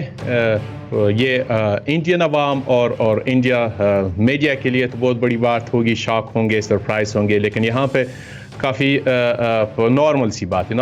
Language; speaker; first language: Hindi; non-native, fluent; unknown